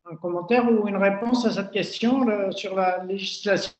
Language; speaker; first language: French; non-native, local second language; Arabic